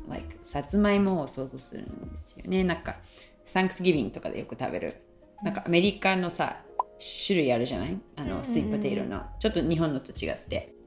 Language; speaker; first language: Japanese; native; Japanese